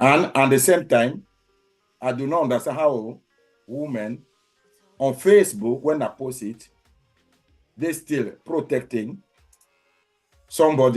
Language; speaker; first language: English; non-native, learner; French